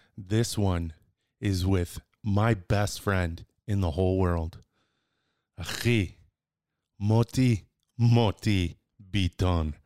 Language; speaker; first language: English; native; English